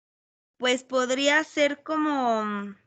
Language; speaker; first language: Spanish; native; Spanish